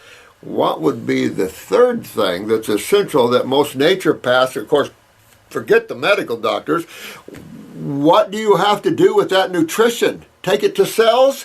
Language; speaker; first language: English; native; English